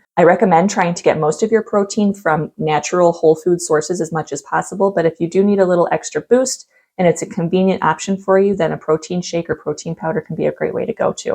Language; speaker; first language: English; native; English